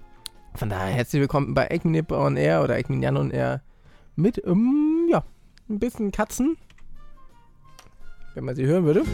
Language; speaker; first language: German; native; German